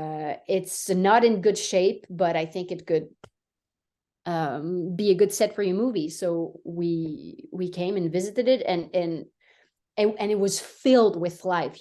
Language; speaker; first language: English; non-native, fluent; French